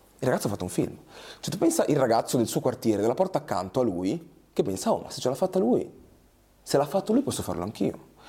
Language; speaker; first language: Italian; early bilingual, other home language; Portuguese